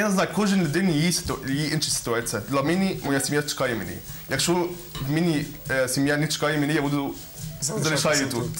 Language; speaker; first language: Ukrainian; non-native, learner; Arabic